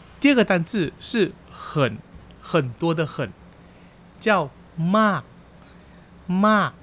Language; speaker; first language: Chinese; early bilingual, heritage; Chinese